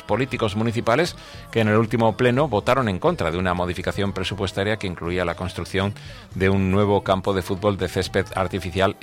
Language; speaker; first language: Spanish; native; Spanish